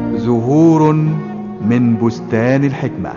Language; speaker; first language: Arabic; native; Arabic